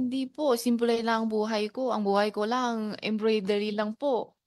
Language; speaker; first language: Filipino; non-native, learner; Chinese